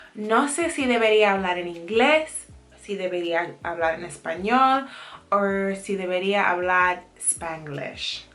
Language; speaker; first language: Spanish; non-native, fluent; English